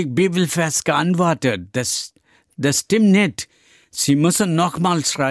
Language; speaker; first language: German; non-native, learner; Tamil